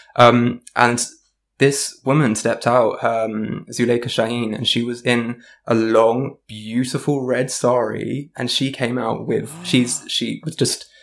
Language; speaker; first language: English; native; English